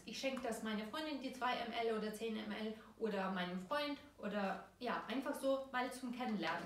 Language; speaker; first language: German; non-native, fluent; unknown